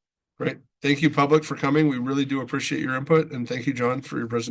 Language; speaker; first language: English; native; English